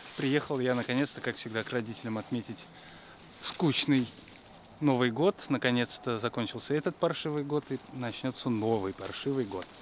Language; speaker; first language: Russian; native; Russian